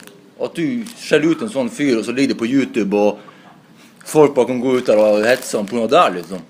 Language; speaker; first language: Norwegian; native; Norwegian